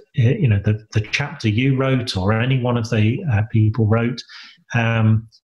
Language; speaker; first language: English; native; English